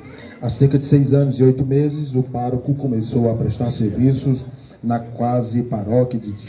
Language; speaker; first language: Portuguese; native; Portuguese